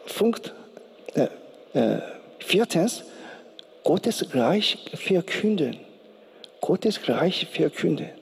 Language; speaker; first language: German; non-native, learner; Korean